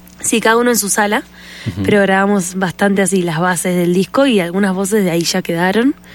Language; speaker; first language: Spanish; native; Spanish